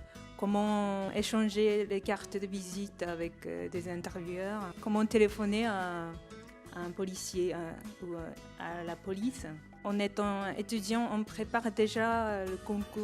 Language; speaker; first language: French; non-native, fluent; Japanese